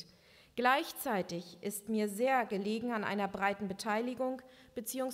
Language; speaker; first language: German; native; German